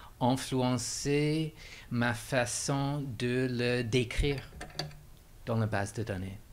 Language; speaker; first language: French; non-native, fluent; English